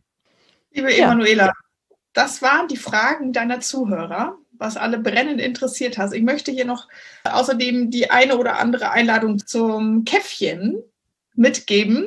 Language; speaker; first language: German; native; German